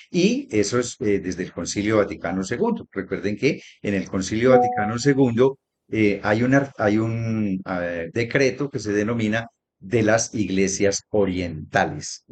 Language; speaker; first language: Spanish; native; Spanish